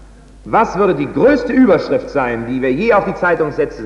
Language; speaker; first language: German; native; German